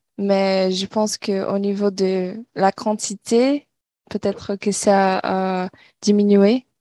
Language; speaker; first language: French; non-native, learner; Portuguese